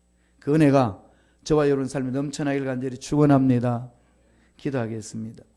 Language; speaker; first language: Korean; native; Korean